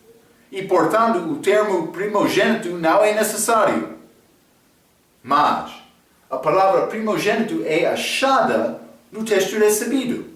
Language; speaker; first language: Portuguese; non-native, fluent; English